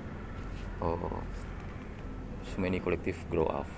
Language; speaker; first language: English; non-native, learner; Indonesian